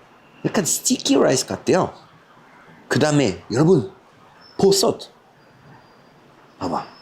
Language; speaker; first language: Korean; non-native, fluent; French